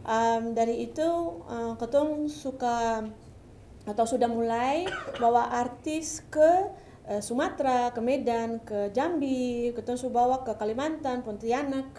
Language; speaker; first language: Indonesian; early bilingual, heritage; Dutch